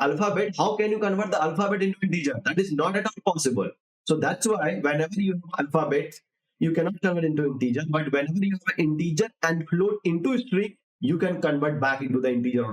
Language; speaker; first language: English; non-native, local second language; Hindi